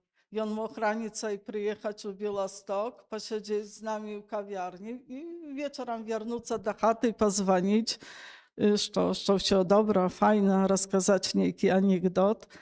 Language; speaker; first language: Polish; non-native, local second language; Belarusian